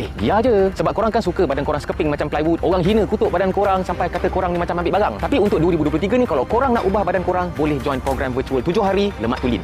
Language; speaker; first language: Malay; native; Malay